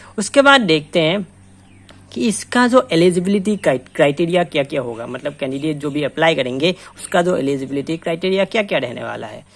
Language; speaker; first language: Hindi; non-native, local second language; Assamese